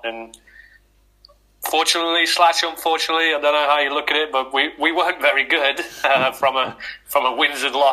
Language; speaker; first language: English; native; English